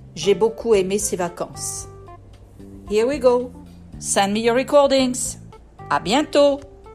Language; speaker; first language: French; native; French